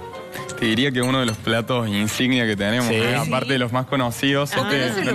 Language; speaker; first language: Spanish; native; Spanish